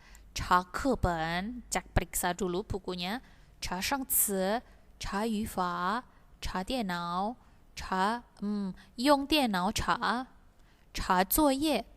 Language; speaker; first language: Chinese; non-native, fluent; Indonesian